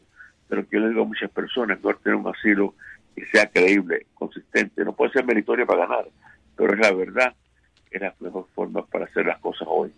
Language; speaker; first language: Spanish; native; Spanish